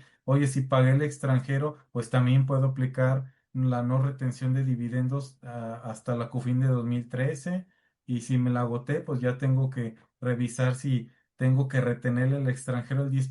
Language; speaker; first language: Spanish; native; Spanish